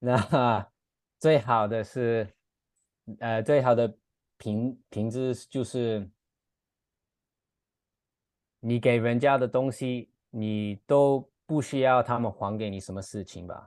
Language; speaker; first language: Chinese; non-native, fluent; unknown